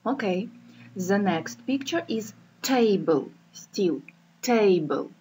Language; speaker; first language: English; non-native, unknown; Ukrainian